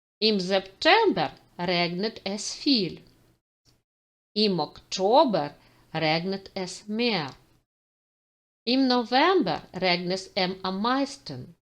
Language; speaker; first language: German; non-native, fluent; Ukrainian